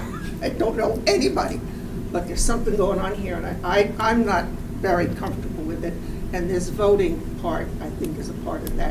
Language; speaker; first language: English; native; English